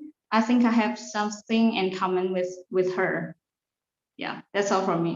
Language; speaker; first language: English; non-native, fluent; Indonesian